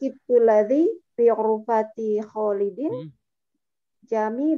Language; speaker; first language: Arabic; non-native, learner; Indonesian